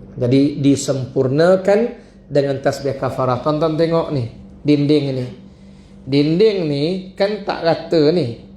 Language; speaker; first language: Malay; native; Malay